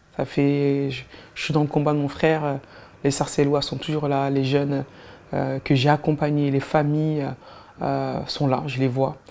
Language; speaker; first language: French; native; French